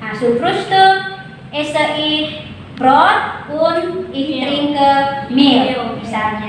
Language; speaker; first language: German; non-native, fluent; Indonesian